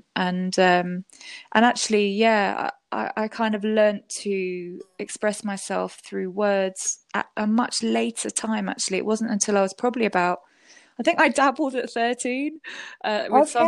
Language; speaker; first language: English; native; English